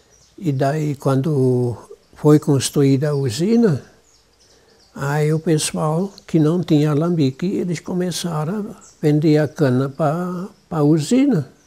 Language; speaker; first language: Portuguese; non-native, local second language; German